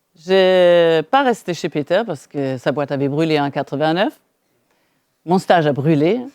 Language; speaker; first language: French; non-native, fluent; German